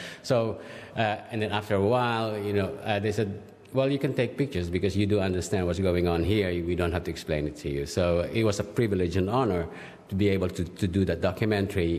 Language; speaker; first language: English; non-native, local second language; Filipino